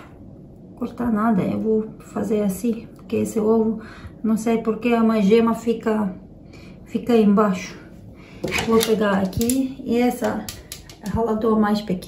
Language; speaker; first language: Portuguese; non-native, learner; Ukrainian